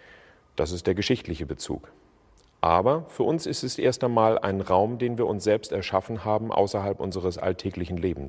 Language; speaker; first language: German; native; German